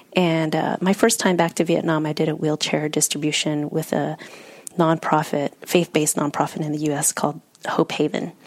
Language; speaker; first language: English; native; English